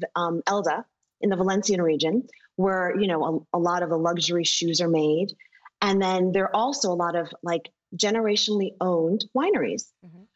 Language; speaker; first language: English; native; English